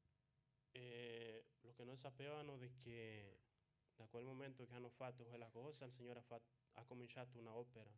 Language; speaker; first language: Italian; non-native, fluent; Spanish